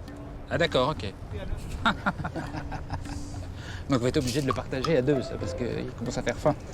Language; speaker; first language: French; native; French